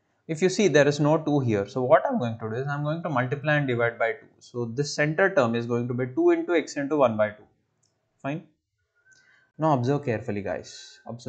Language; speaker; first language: English; non-native, local second language; Telugu